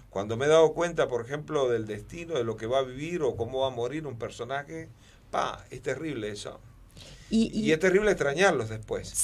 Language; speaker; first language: Spanish; native; Spanish